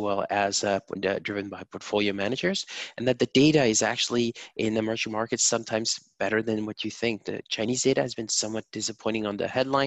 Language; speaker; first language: English; non-native, fluent; German